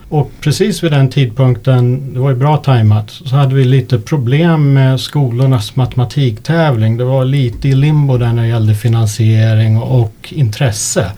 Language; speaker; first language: Swedish; early bilingual, other home language; English